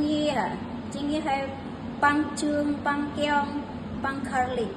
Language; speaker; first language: Cantonese; non-native, learner; Indonesian